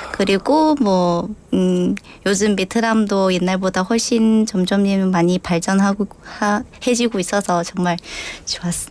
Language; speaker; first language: Korean; non-native, learner; Vietnamese